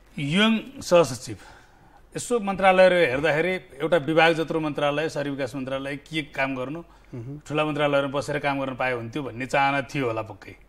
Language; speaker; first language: Nepali; native; Nepali